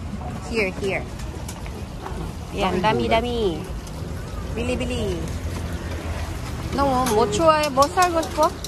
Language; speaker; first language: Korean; non-native, fluent; Filipino